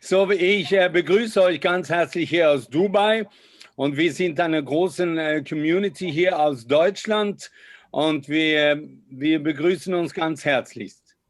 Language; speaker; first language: German; non-native, fluent; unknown